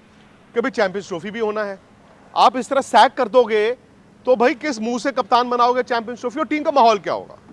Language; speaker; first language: Hindi; native; Hindi